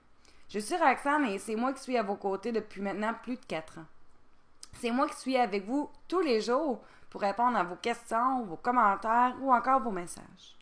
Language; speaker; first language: French; native; French